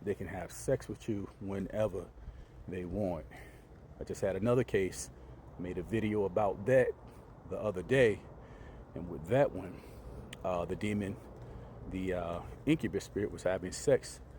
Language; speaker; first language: English; native; English